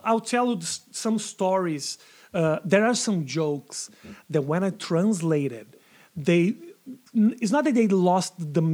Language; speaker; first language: English; non-native, fluent; Portuguese